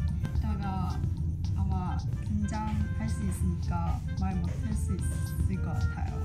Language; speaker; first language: Korean; non-native, learner; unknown